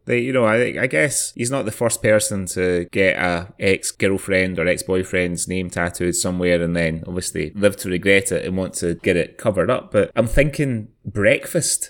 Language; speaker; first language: English; native; English